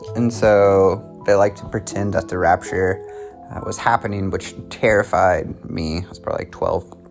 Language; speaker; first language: English; native; English